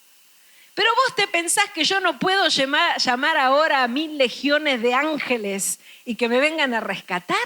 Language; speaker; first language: Spanish; native; Spanish